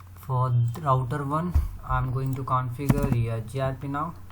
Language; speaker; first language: English; non-native, local second language; Kannada